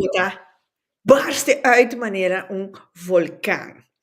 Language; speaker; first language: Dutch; non-native, local second language; Papiamento